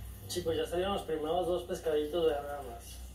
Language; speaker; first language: Spanish; native; Spanish